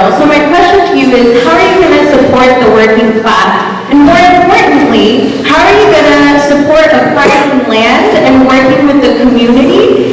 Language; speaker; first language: English; native; English